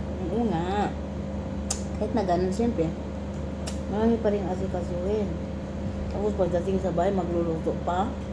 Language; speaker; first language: Filipino; non-native, local second language; Cebuano